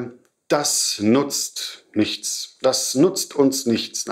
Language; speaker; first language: German; non-native, fluent; Polish